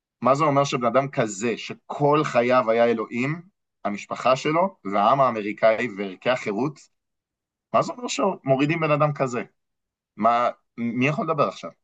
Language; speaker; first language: Hebrew; non-native, fluent; English